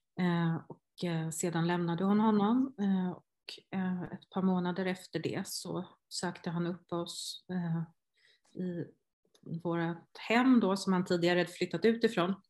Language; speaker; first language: Swedish; native; Swedish